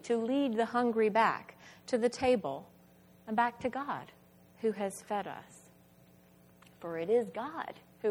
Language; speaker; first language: English; native; English